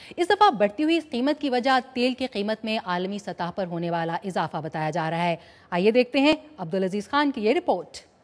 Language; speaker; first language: Urdu; native; Urdu